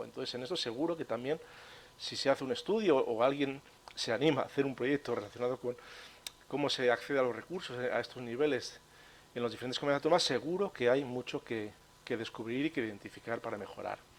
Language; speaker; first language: Spanish; native; Spanish